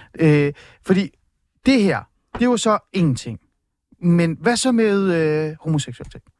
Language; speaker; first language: Danish; early bilingual, other home language; Persian